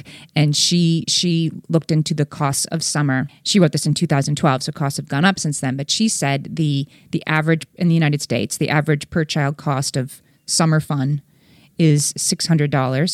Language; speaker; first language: English; native; English